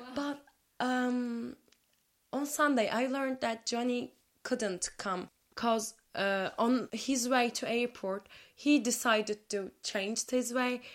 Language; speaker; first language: English; non-native, fluent; Turkish